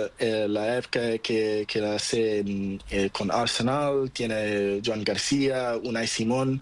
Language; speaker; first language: Spanish; non-native, learner; Portuguese